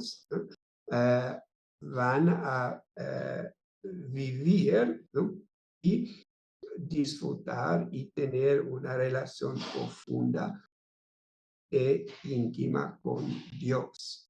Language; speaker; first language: Spanish; non-native, fluent; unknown